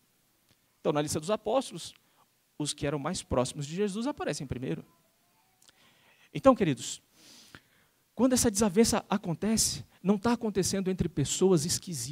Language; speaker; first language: Portuguese; native; Portuguese